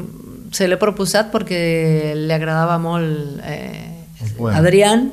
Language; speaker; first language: Catalan; non-native, fluent; Spanish